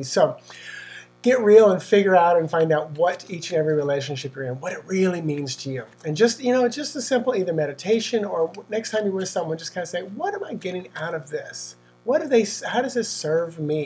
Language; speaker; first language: English; native; English